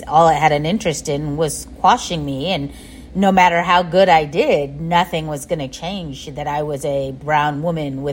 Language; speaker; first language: English; native; English